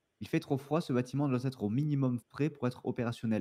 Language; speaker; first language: French; native; French